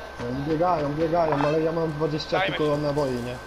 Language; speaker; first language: Polish; native; Polish